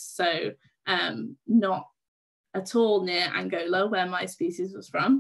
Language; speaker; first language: English; native; English